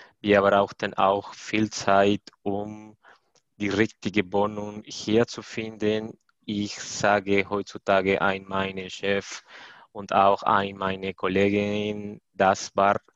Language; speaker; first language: German; non-native, learner; Spanish